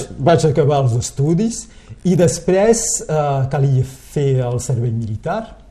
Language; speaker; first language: Catalan; non-native, local second language; French